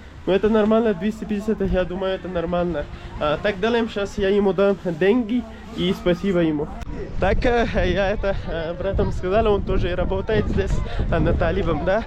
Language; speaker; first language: Russian; non-native, learner; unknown